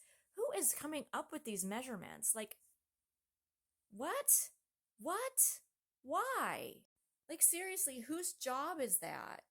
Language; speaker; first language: English; native; English